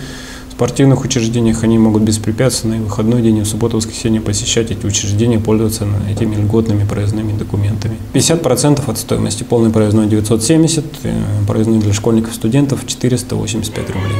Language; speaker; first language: Russian; native; Russian